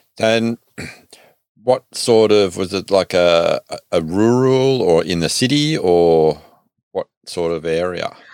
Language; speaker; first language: English; native; English